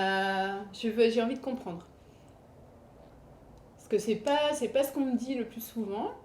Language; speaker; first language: French; native; French